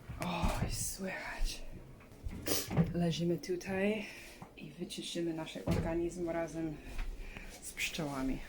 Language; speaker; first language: Polish; non-native, learner; English